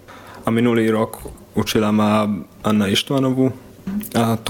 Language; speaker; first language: Slovak; non-native, learner; Hungarian